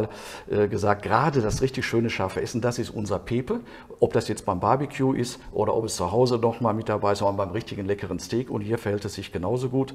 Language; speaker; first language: German; native; German